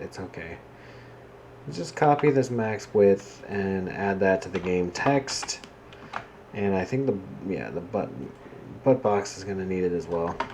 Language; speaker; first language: English; native; English